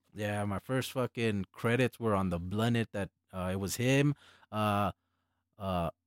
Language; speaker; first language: English; early bilingual, other home language; Spanish